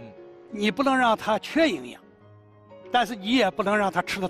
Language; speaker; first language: Chinese; native; Chinese